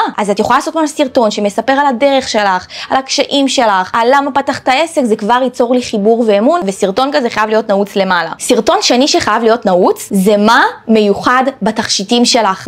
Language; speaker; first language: Hebrew; native; Hebrew